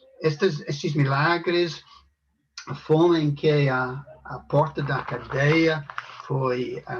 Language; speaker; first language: Portuguese; non-native, fluent; English